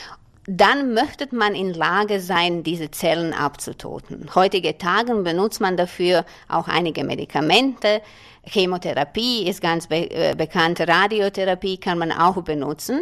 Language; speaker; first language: German; non-native, fluent; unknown